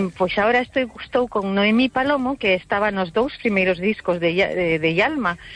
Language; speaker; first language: Galician; early bilingual, heritage; Galician